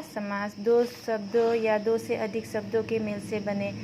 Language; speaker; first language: Hindi; non-native, local second language; Assamese